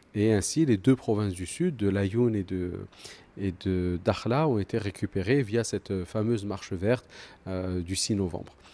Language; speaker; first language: French; early bilingual, other home language; Arabic